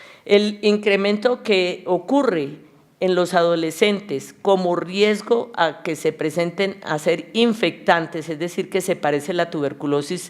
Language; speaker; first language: Spanish; native; Spanish